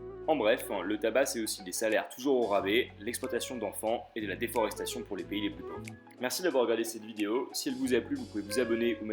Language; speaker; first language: French; native; French